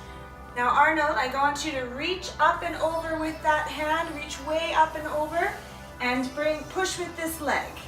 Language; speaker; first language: English; native; English